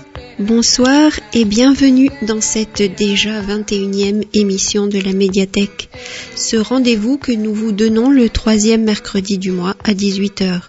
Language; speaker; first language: French; native; French